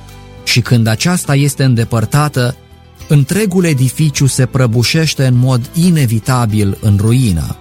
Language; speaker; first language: Romanian; native; Romanian